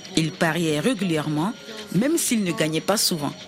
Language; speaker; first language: French; non-native, local second language; Dyula